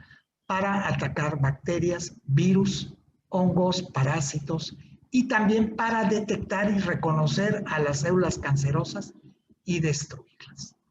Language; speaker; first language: Spanish; native; Spanish